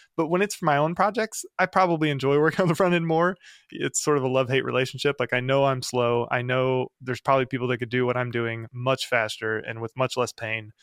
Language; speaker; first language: English; native; English